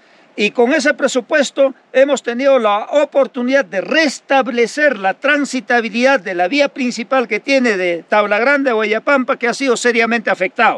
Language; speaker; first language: Spanish; native; Spanish